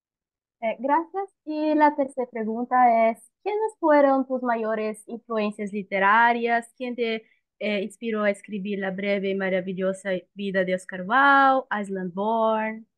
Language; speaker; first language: Spanish; non-native, learner; Portuguese